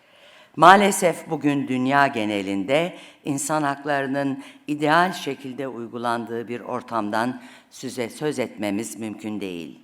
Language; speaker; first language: Turkish; native; Turkish